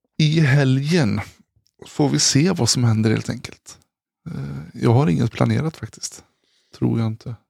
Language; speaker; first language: Swedish; native; Swedish